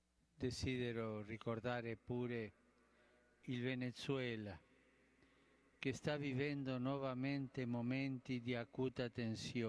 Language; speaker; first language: Italian; non-native, fluent; Spanish